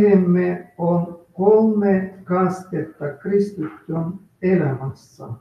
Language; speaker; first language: Finnish; non-native, fluent; Russian